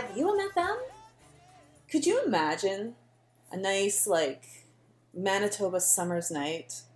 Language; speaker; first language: English; native; English